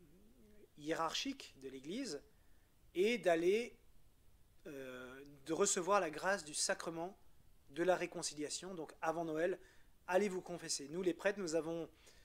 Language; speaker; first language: French; native; French